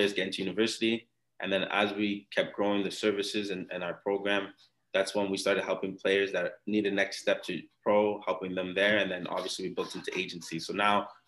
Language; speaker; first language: English; non-native, fluent; Akan